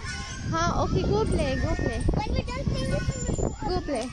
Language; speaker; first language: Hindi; non-native, learner; Arabic